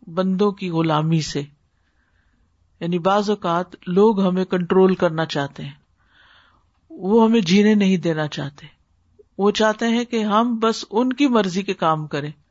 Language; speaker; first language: Urdu; native; Urdu